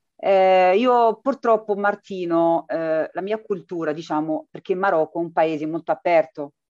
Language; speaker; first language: Italian; non-native, fluent; Arabic